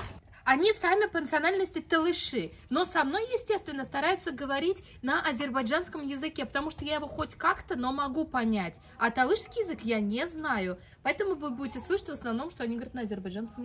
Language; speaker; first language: Russian; native; Russian